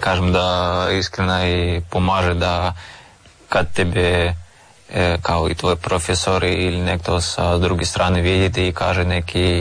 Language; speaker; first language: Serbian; non-native, learner; Russian